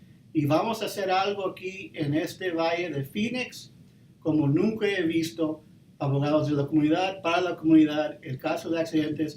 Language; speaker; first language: Spanish; early bilingual, heritage; Spanish